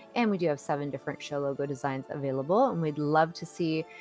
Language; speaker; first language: English; native; English